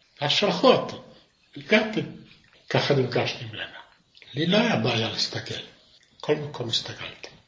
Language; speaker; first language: Hebrew; non-native, fluent; Yiddish